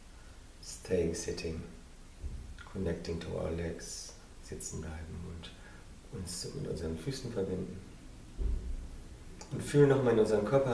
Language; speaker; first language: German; non-native, fluent; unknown